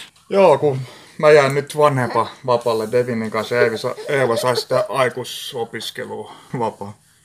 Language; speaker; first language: Finnish; non-native, local second language; Swedish